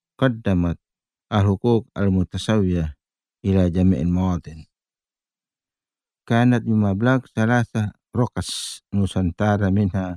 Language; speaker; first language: Arabic; non-native, fluent; Indonesian